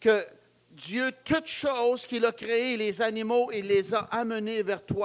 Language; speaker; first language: French; native; French